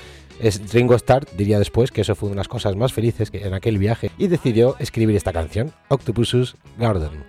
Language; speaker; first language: Spanish; native; Spanish